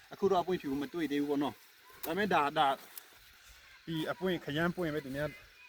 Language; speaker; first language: Burmese; non-native, local second language; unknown